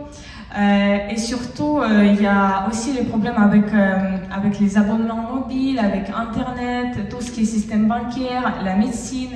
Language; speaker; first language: French; non-native, fluent; Russian